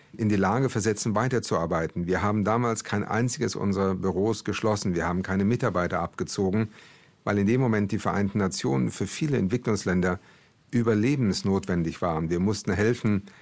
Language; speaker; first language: German; early bilingual, other home language; Portuguese